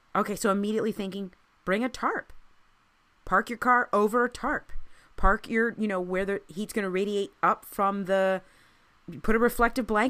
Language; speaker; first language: English; native; English